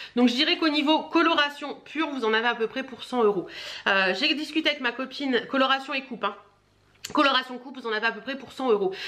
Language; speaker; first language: French; native; French